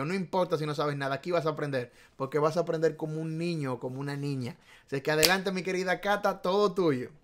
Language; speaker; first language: Spanish; native; Spanish